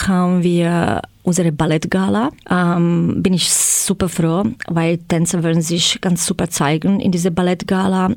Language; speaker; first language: German; non-native, fluent; Croatian